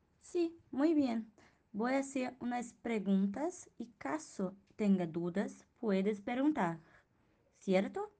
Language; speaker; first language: Portuguese; non-native, learner; Spanish